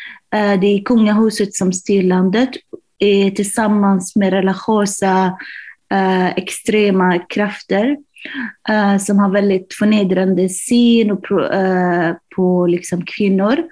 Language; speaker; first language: Swedish; non-native, fluent; Arabic